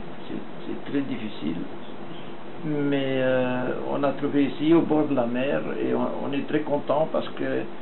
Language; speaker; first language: French; non-native, fluent; Dutch